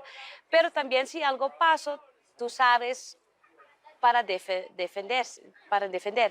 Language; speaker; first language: Spanish; early bilingual, heritage; Dutch